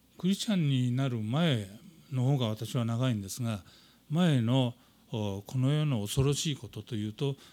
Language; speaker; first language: Japanese; native; Japanese